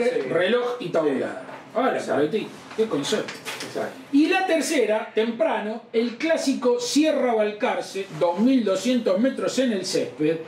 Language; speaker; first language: Spanish; native; Spanish